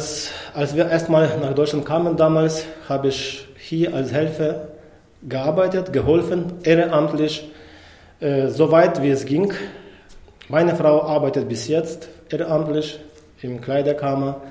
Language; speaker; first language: German; non-native, fluent; Ukrainian